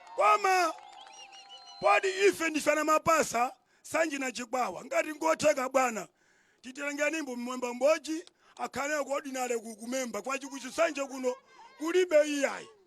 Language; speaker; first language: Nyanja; non-native, local second language; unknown